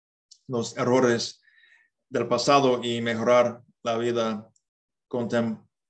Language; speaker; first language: Spanish; non-native, fluent; English